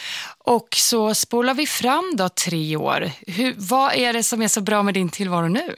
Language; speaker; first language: Swedish; native; Swedish